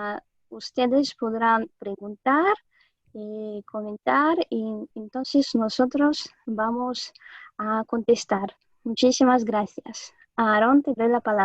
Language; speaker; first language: Spanish; non-native, fluent; Russian